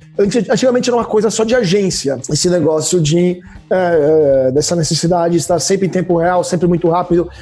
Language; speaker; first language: Portuguese; non-native, fluent; Italian